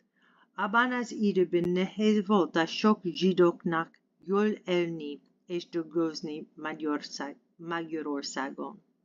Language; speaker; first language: Hungarian; non-native, learner; English